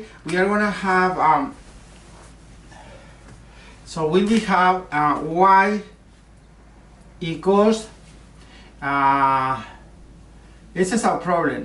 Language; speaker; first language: English; non-native, learner; Spanish